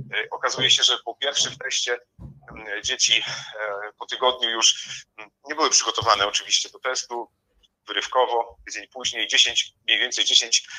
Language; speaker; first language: Polish; native; Polish